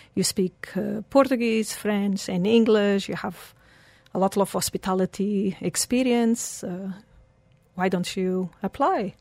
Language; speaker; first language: English; non-native, fluent; Portuguese